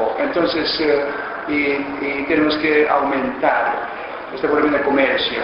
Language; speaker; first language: Spanish; non-native, fluent; Korean